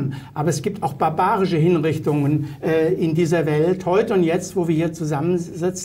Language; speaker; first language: German; native; German